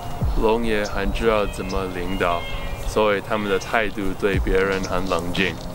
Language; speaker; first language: Chinese; non-native, learner; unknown